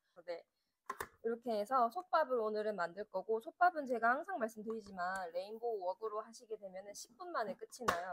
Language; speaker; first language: Korean; native; Korean